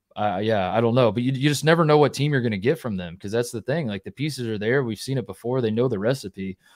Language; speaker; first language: English; native; English